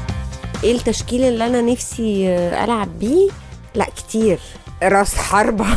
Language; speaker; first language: Arabic; native; Arabic